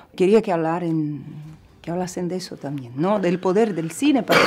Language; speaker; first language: Spanish; non-native, learner; Portuguese